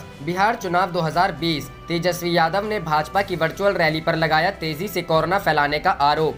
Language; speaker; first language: Hindi; native; Hindi